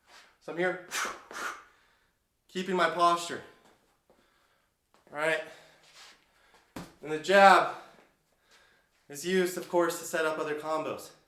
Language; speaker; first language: English; native; English